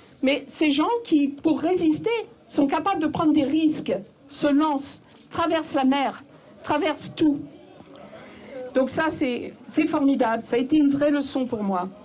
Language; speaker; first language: French; native; French